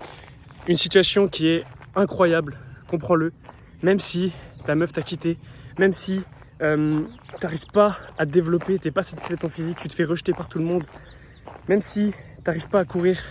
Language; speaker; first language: French; native; French